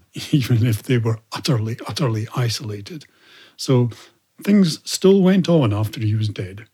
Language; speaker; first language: English; native; English